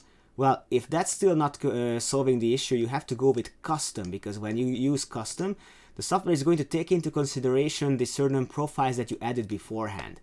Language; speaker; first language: English; non-native, fluent; Hungarian